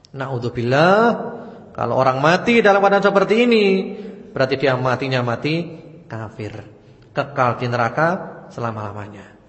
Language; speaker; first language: Indonesian; native; Indonesian